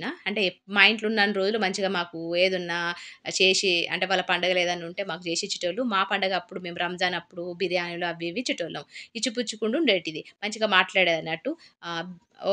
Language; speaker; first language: Telugu; native; Telugu